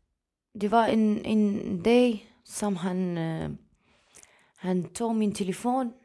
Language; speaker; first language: Danish; non-native, fluent; Arabic